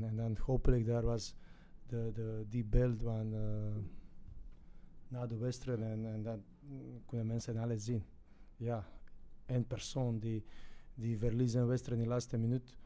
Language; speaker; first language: Dutch; non-native, fluent; Croatian